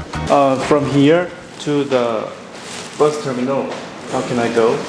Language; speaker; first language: English; non-native, learner; Korean